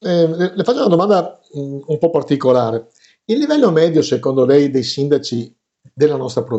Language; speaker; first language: Italian; native; Italian